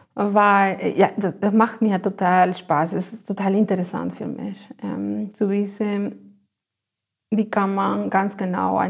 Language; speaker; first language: German; non-native, fluent; Spanish